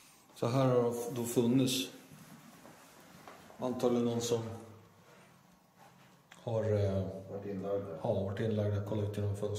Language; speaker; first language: Swedish; native; Swedish